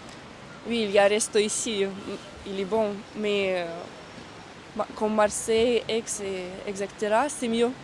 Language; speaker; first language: French; non-native, learner; Russian